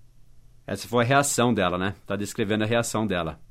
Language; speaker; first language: Portuguese; non-native, fluent; English